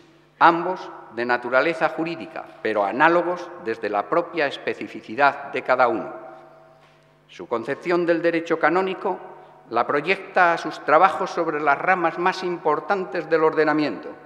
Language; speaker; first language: Spanish; native; Spanish